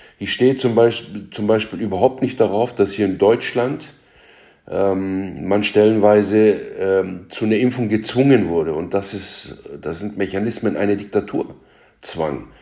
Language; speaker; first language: German; early bilingual, other home language; Turkish